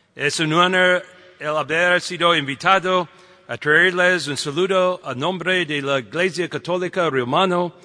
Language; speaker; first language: Spanish; non-native, fluent; English